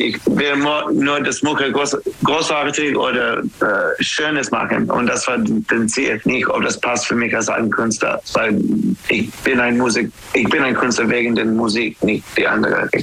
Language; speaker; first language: German; non-native, learner; English